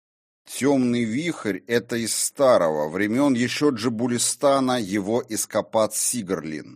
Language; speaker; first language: Russian; native; Russian